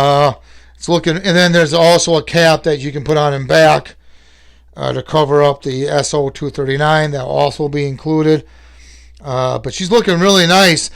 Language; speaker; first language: English; native; English